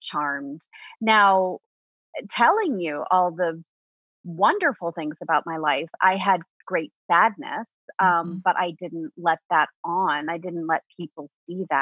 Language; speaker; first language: English; native; English